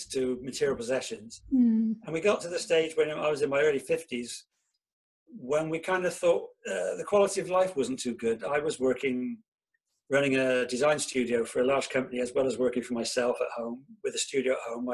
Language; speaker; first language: English; native; English